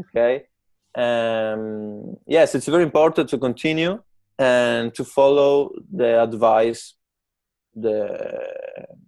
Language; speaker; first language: English; non-native, learner; Italian